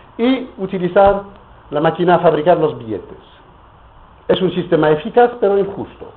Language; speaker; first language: Spanish; non-native, fluent; French